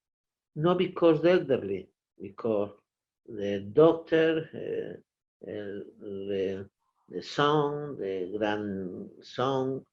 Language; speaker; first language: English; non-native, learner; Portuguese